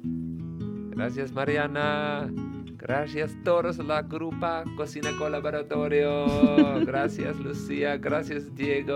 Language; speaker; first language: Spanish; non-native, learner; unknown